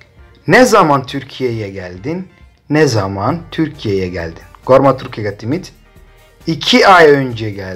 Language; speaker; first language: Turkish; non-native, fluent; Somali